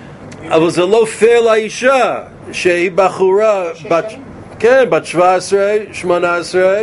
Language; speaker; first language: Hebrew; non-native, fluent; English